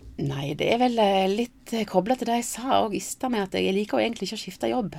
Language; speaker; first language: Norwegian; native; Norwegian